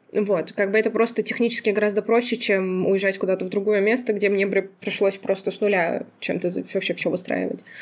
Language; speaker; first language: Russian; non-native, local second language; Azerbaijani